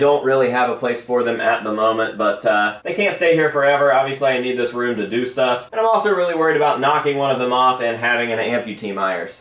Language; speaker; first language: English; native; English